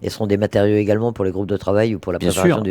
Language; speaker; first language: French; native; French